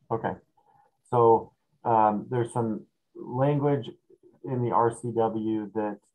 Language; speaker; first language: English; native; English